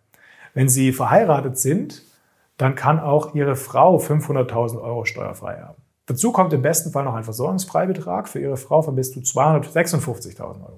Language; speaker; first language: German; native; German